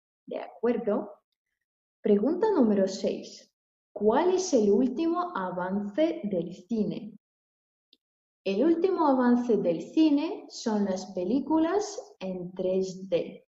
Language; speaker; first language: Spanish; non-native, fluent; Russian